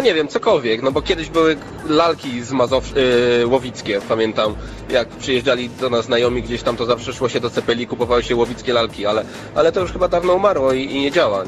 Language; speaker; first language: Polish; native; Polish